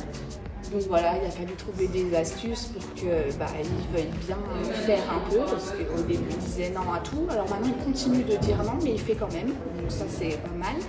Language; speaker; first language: French; native; French